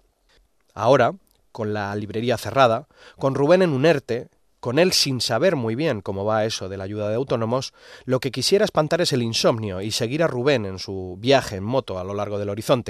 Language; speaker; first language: Spanish; native; Spanish